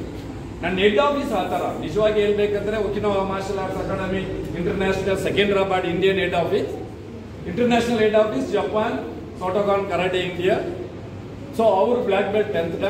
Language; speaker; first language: Kannada; non-native, local second language; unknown